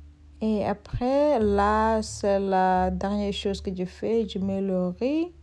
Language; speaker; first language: French; non-native, learner; Soninke